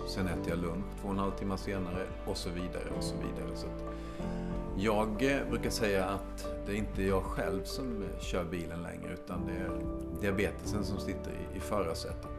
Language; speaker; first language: Swedish; native; Swedish